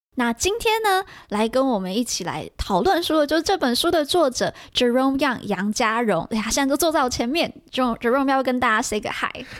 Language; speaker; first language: Chinese; native; Chinese